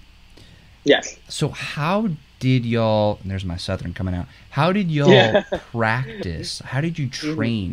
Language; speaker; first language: English; native; English